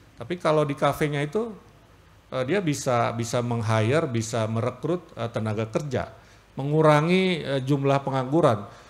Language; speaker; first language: Indonesian; native; Indonesian